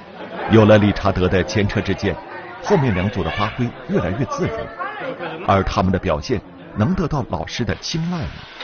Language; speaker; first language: Chinese; native; Chinese